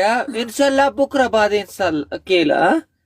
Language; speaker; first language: Arabic; non-native, learner; Pashto